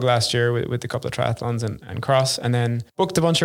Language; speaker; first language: English; native; English